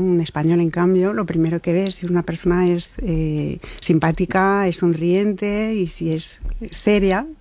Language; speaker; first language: Spanish; non-native, fluent; French